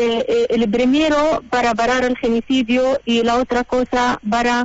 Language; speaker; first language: Spanish; non-native, learner; Arabic